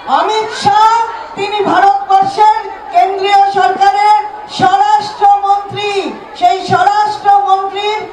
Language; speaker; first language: Bangla; native; Bangla